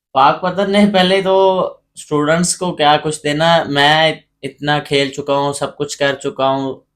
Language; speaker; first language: Urdu; non-native, local second language; Punjabi